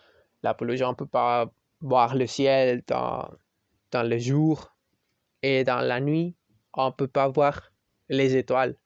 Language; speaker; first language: French; non-native, learner; Spanish